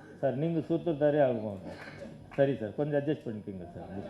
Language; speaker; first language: Tamil; non-native, learner; Kannada